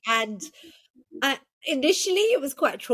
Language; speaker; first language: English; native; English